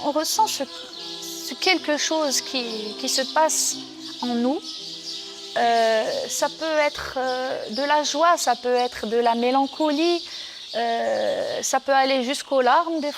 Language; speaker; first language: French; non-native, local second language; Arabic